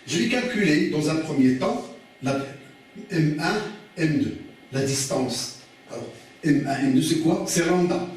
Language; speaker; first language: French; non-native, local second language; Arabic